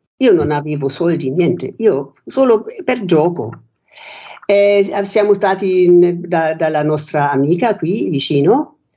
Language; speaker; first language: Italian; non-native, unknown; German